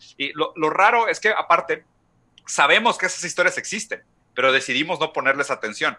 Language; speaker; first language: Spanish; non-native, fluent; Portuguese